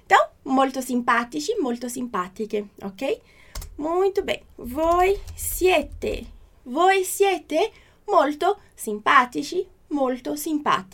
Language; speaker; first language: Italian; non-native, fluent; Portuguese